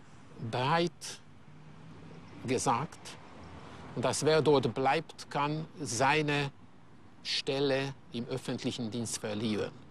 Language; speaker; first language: German; non-native, fluent; Hungarian